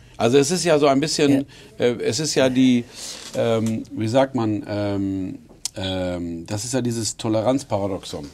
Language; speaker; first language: German; early bilingual, other home language; Persian